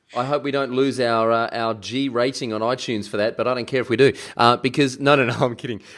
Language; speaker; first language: English; early bilingual, other home language; German